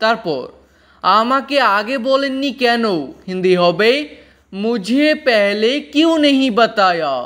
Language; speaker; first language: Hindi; non-native, local second language; Bangla